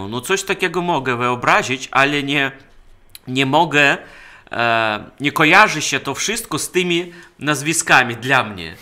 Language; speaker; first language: Polish; non-native, fluent; Russian